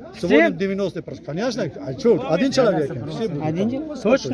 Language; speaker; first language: Russian; non-native, learner; Turkish